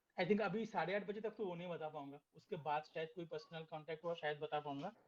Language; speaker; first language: Hindi; non-native, local second language; Bangla